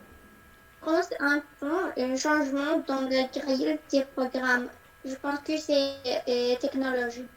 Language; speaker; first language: French; non-native, learner; Arabic